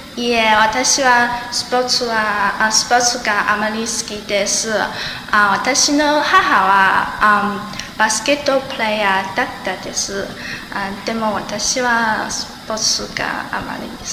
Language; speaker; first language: Japanese; non-native, learner; Chinese